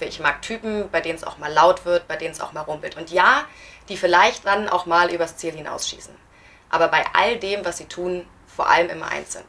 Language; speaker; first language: German; native; German